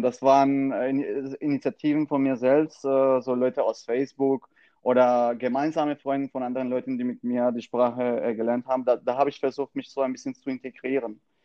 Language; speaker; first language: German; non-native, fluent; Spanish